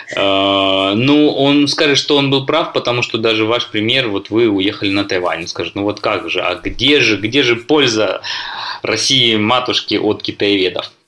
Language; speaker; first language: Russian; native; Russian